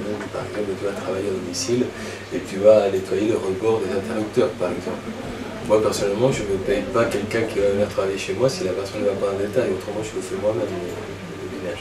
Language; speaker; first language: French; native; French